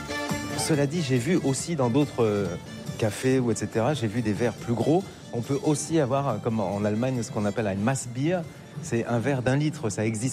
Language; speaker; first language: French; native; French